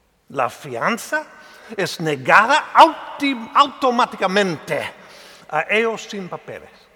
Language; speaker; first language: Spanish; non-native, learner; English